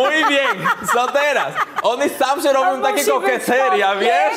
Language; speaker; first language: Polish; non-native, learner; Spanish